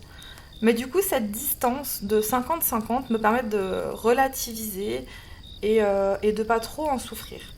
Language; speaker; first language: French; native; French